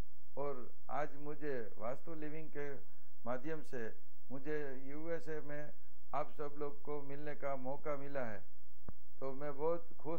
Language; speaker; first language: Hindi; non-native, local second language; Gujarati